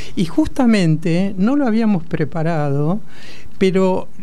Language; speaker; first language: Spanish; native; Spanish